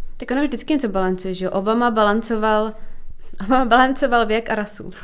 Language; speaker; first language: Czech; native; Czech